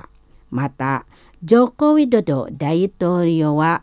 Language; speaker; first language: Japanese; non-native, learner; Indonesian